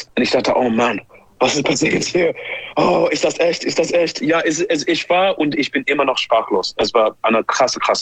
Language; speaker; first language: German; non-native, learner; English